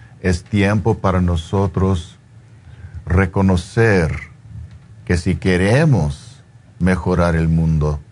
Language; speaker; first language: Spanish; early bilingual, heritage; Spanish